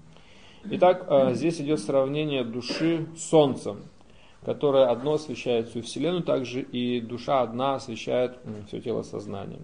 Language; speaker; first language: Russian; native; Russian